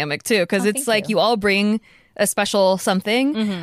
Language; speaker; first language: English; native; English